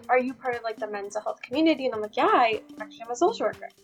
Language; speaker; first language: English; native; English